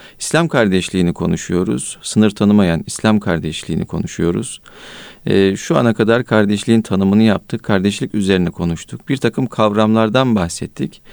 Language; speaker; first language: Turkish; native; Turkish